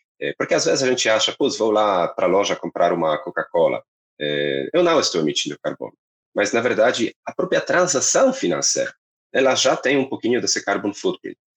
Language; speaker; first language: Portuguese; non-native, fluent; Polish